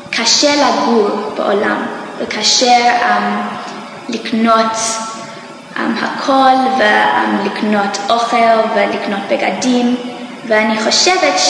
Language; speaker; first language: Hebrew; non-native, learner; English